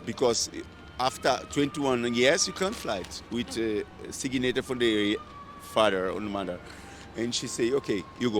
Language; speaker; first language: English; non-native, learner; Portuguese